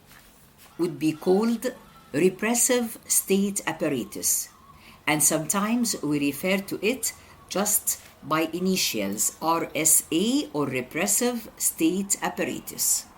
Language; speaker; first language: English; non-native, fluent; Arabic